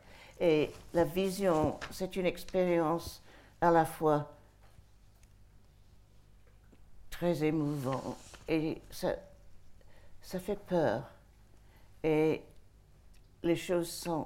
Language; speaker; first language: French; non-native, fluent; English